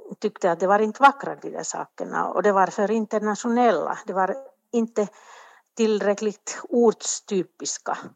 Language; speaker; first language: Swedish; non-native, local second language; Finnish